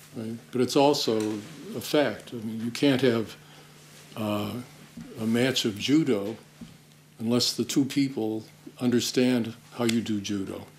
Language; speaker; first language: English; native; English